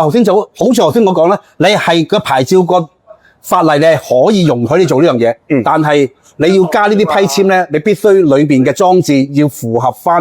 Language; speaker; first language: Cantonese; native; Cantonese